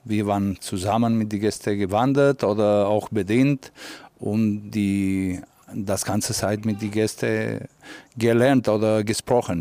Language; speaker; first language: German; non-native, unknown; Catalan